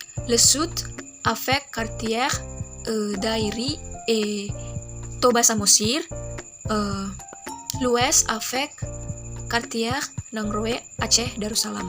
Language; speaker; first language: French; non-native, learner; Indonesian